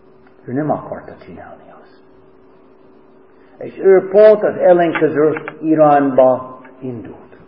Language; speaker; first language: Hungarian; non-native, fluent; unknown